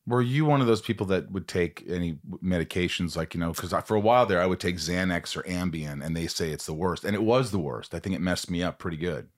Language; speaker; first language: English; native; English